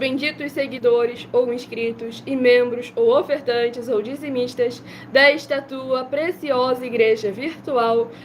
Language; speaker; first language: Portuguese; native; Portuguese